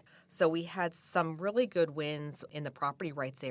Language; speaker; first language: English; native; English